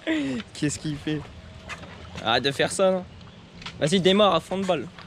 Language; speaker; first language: French; native; French